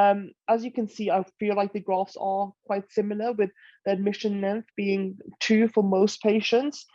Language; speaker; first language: English; native; English